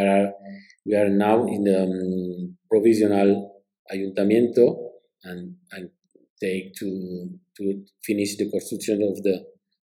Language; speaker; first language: English; non-native, learner; Spanish